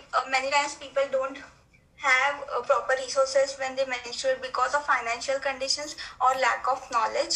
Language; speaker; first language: English; non-native, local second language; Hindi